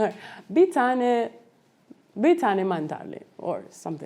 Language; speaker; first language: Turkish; non-native, learner; Italian